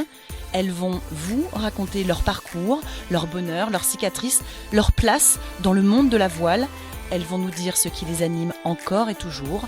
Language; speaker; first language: French; native; French